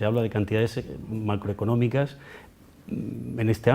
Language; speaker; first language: Spanish; native; Spanish